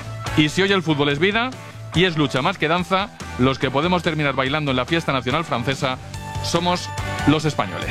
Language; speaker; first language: Spanish; native; Spanish